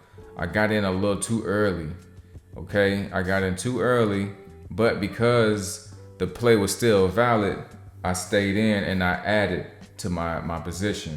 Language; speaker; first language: English; native; English